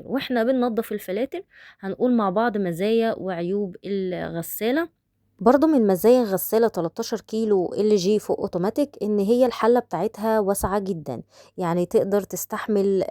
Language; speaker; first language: Arabic; native; Arabic